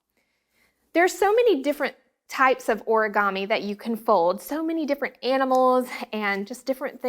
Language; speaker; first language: English; native; English